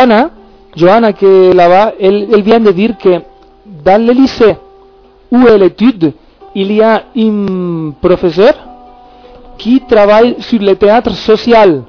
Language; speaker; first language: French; non-native, learner; Spanish